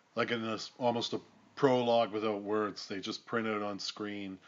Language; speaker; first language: English; native; English